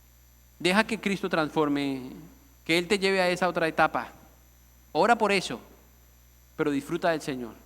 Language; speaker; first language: Spanish; native; Spanish